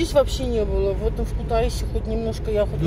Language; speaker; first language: Russian; native; Russian